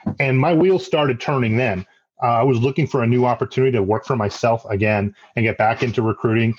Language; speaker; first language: English; native; English